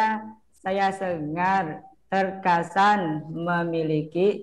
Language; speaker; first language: Indonesian; non-native, learner; Thai